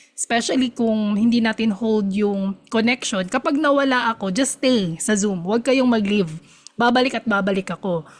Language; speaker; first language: Filipino; non-native, local second language; Cebuano